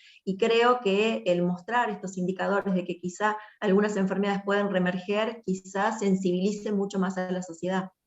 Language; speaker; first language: Spanish; native; Spanish